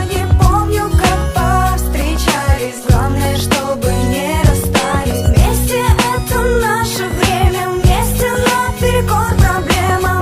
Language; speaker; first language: Russian; native; Russian